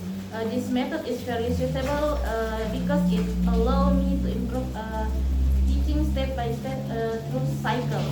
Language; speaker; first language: English; non-native, learner; Indonesian